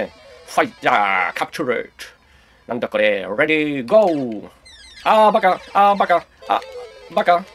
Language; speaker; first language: Japanese; non-native, learner; Czech